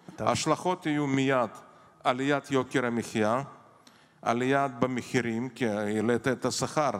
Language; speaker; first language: Hebrew; non-native, fluent; Russian